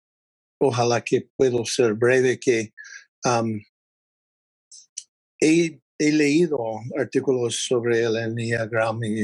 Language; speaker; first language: Spanish; non-native, fluent; English